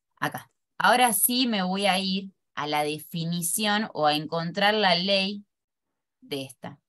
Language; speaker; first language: Spanish; native; Spanish